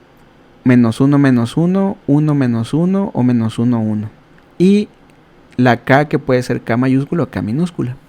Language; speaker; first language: Spanish; native; Spanish